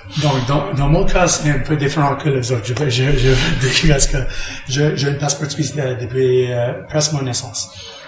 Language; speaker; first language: French; non-native, learner; English